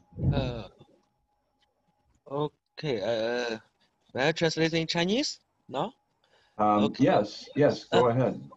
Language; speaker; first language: English; non-native, learner; Chinese